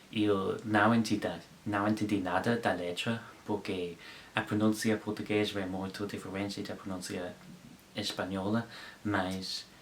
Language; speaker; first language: Portuguese; non-native, learner; English